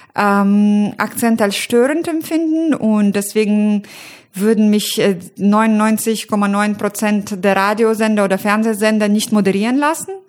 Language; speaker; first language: German; non-native, fluent; Russian